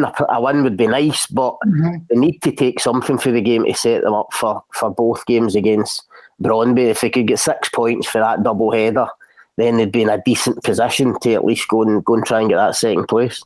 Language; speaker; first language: English; native; English